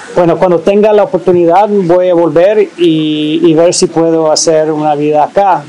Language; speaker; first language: Spanish; non-native, fluent; English